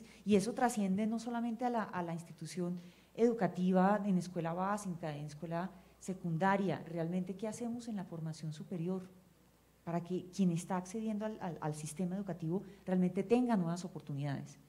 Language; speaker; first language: Spanish; native; Spanish